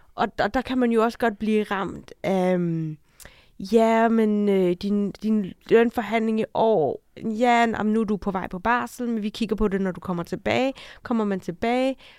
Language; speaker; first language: Danish; native; Danish